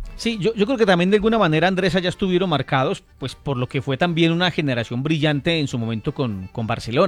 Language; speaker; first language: Spanish; native; Spanish